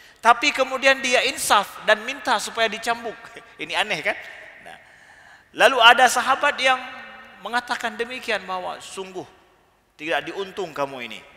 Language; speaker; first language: Malay; native; Malay